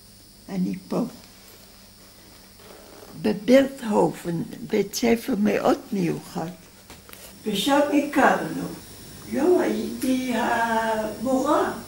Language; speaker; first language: Hebrew; non-native, fluent; Dutch